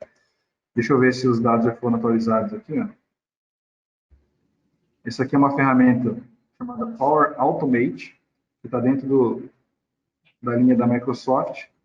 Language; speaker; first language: Portuguese; native; Portuguese